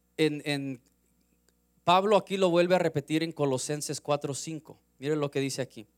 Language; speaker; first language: Spanish; early bilingual, heritage; Spanish